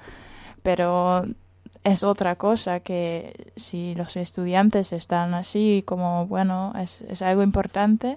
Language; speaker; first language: Spanish; non-native, fluent; German